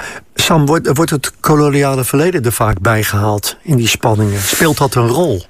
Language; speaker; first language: Dutch; native; Dutch